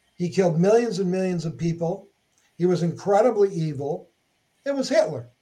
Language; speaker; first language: English; native; English